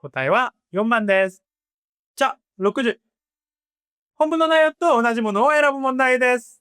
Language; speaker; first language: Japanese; non-native, fluent; Korean